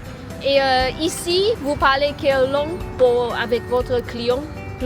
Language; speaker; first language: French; non-native, learner; Chinese